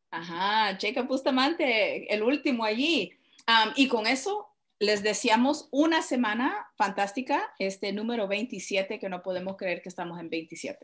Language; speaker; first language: Spanish; early bilingual, other home language; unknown